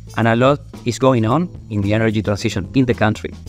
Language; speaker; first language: English; non-native, fluent; Spanish